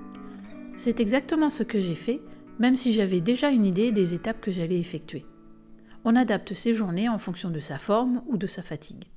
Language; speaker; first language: French; native; French